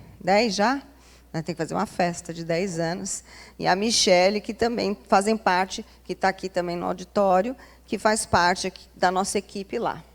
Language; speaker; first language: Portuguese; native; Portuguese